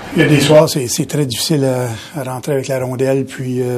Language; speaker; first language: French; native; French